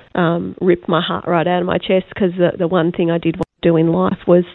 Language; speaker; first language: English; native; English